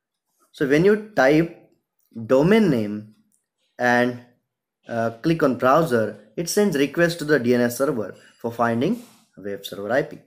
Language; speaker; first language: English; non-native, local second language; Marathi